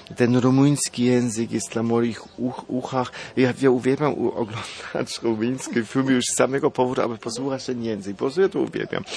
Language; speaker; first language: Polish; non-native, fluent; German